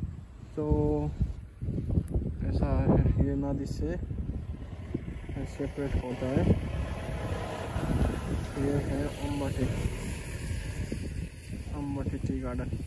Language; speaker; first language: Hindi; non-native, local second language; Nepali